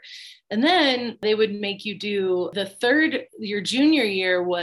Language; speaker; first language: English; native; English